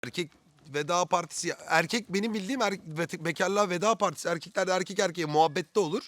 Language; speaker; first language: Turkish; native; Turkish